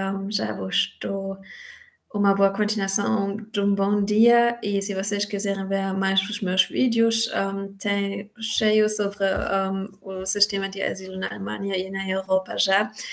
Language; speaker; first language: Portuguese; non-native, fluent; German